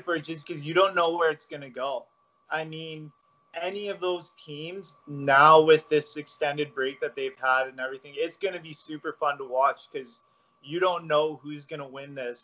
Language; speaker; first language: English; native; English